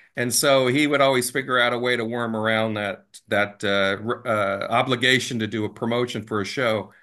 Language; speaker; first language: English; native; English